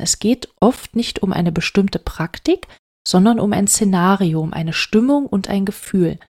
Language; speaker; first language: German; native; German